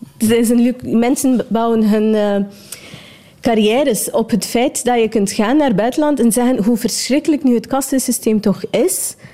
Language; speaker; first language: Dutch; non-native, fluent; Tamil